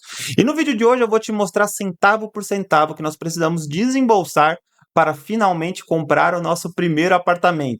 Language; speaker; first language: Portuguese; native; Portuguese